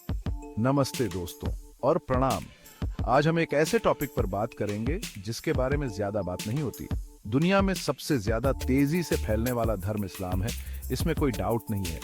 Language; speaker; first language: Hindi; native; Hindi